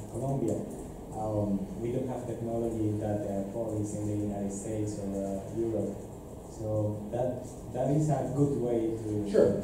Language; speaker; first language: English; non-native, fluent; Spanish